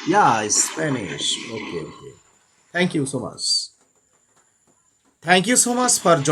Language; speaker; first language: English; non-native, local second language; Bangla